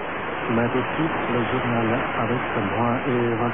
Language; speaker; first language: French; non-native, fluent; Vietnamese